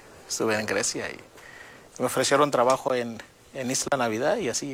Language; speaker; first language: Spanish; non-native, fluent; Greek